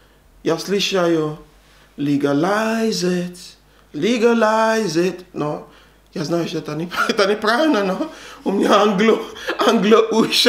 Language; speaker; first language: Russian; non-native, learner; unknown